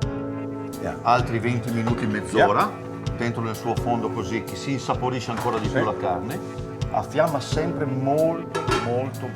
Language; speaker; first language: Italian; native; Italian